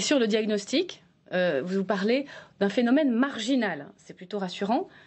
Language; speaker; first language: French; native; French